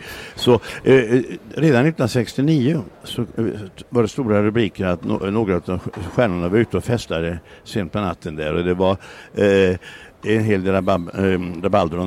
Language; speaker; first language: Swedish; native; Swedish